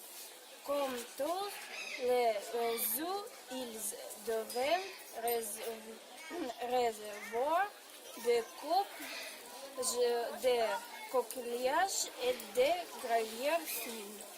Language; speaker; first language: French; non-native, learner; Russian